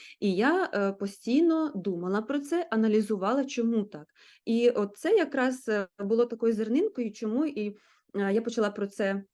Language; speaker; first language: Ukrainian; native; Ukrainian